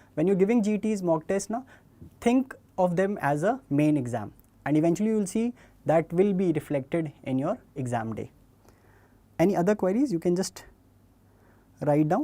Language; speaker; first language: English; non-native, local second language; Hindi